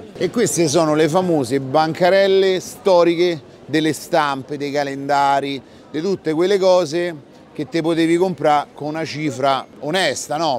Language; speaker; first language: Italian; native; Italian